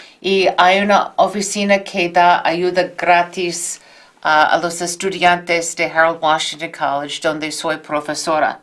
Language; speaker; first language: Spanish; non-native, fluent; English